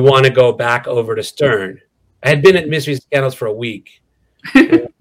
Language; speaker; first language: English; native; English